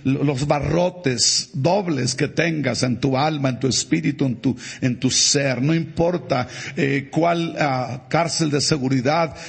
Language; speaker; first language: Spanish; native; Spanish